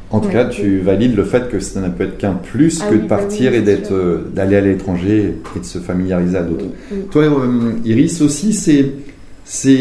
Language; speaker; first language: French; native; French